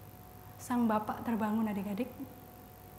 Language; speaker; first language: Indonesian; native; Indonesian